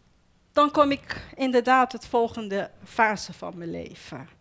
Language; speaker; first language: Dutch; non-native, fluent; Persian